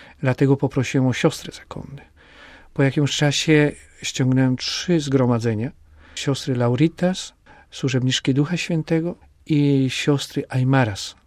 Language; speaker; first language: Polish; native; Polish